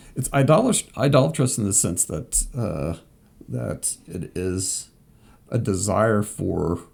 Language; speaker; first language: English; native; English